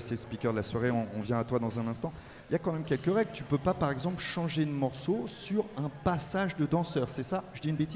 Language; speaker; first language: French; native; French